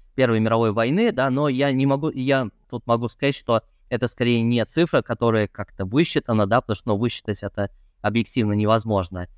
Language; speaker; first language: Russian; native; Russian